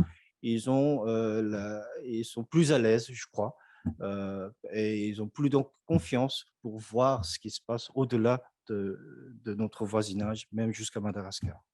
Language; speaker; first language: French; non-native, fluent; Korean